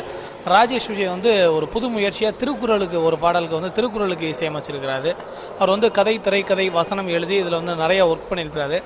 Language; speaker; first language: Tamil; native; Tamil